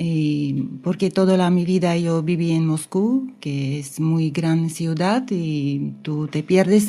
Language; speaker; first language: Spanish; non-native, learner; Russian